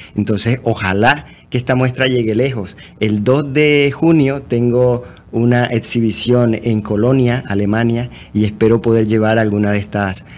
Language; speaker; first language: Spanish; native; Spanish